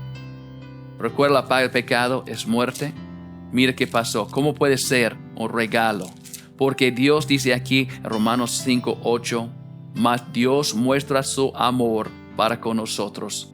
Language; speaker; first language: Spanish; non-native, fluent; English